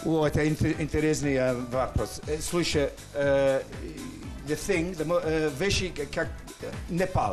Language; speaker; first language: Russian; non-native, learner; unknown